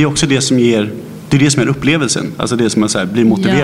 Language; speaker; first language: Swedish; native; Swedish